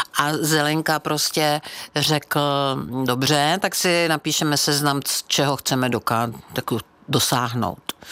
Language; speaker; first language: Czech; native; Czech